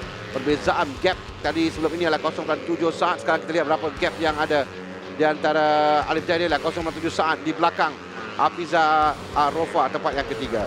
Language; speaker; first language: Malay; native; Malay